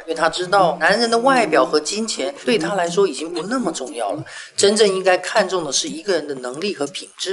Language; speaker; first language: Chinese; native; Chinese